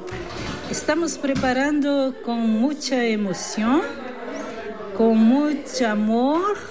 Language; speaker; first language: Spanish; non-native, learner; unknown